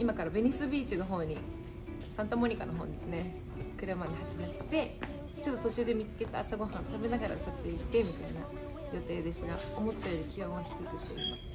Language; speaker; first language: Japanese; native; Japanese